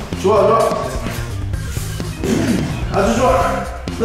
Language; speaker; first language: Korean; native; Korean